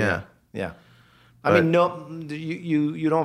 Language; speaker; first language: English; non-native, fluent; Arabic